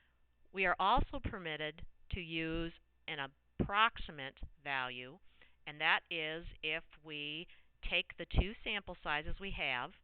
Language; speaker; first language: English; native; English